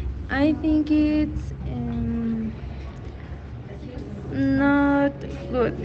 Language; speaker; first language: English; non-native, learner; Spanish